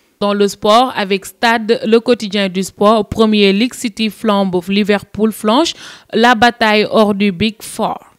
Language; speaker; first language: French; non-native, local second language; Wolof